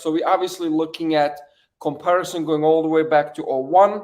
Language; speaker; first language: English; native; English